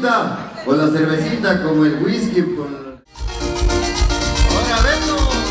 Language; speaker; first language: Spanish; native; Spanish